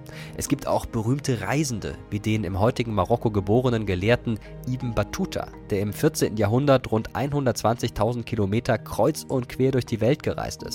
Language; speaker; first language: German; native; German